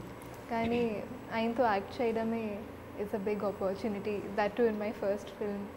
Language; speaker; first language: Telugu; non-native, learner; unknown